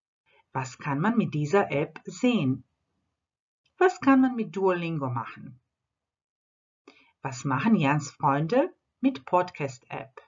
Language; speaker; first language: German; non-native, fluent; Croatian